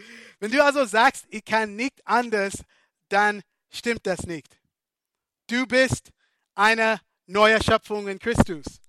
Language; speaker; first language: German; non-native, fluent; English